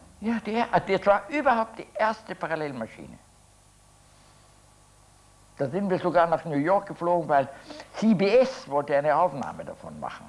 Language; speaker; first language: German; native; German